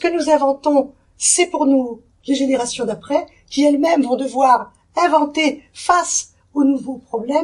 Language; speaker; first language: French; native; French